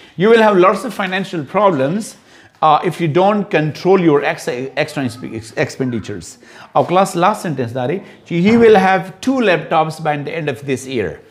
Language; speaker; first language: English; non-native, local second language; Pashto